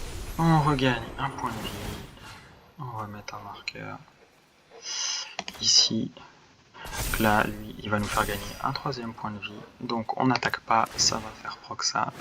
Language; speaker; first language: French; native; French